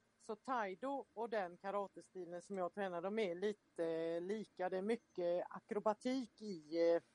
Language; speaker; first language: Swedish; native; Swedish